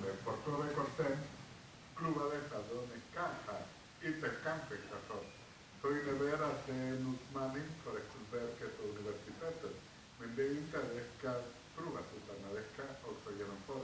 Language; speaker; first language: Swedish; non-native, fluent; Spanish